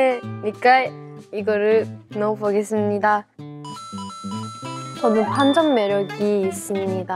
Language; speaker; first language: Korean; non-native, learner; Japanese